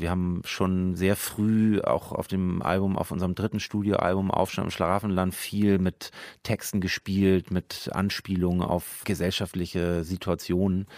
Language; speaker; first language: German; native; German